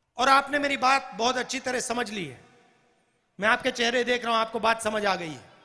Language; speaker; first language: Hindi; native; Hindi